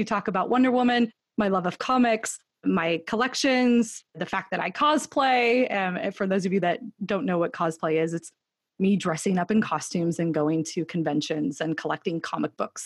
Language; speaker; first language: English; native; English